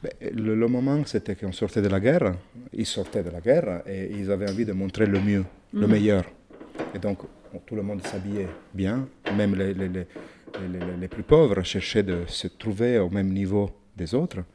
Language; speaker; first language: French; non-native, fluent; Italian